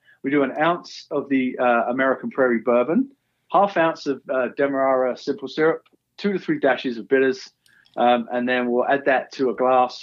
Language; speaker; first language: English; native; English